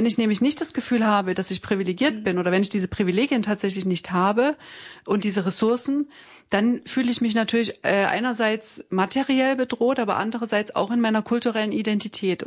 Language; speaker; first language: German; native; German